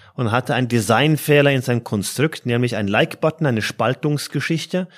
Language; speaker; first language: German; non-native, fluent; Norwegian